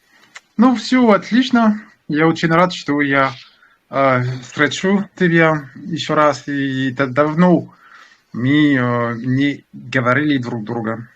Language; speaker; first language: Russian; non-native, learner; French